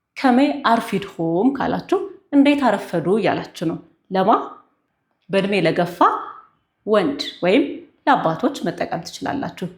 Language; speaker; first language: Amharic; non-native, local second language; Tigrinya